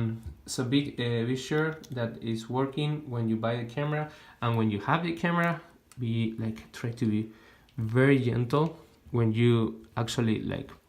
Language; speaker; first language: English; non-native, fluent; Spanish